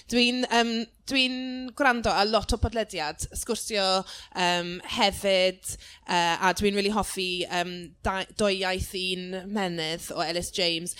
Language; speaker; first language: Welsh; non-native, local second language; English